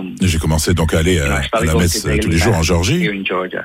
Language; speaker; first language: French; non-native, fluent; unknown